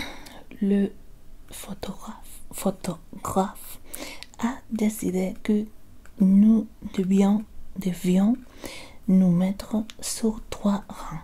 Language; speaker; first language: French; non-native, learner; Spanish